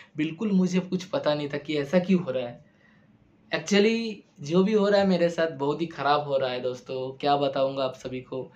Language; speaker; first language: Hindi; non-native, local second language; Bangla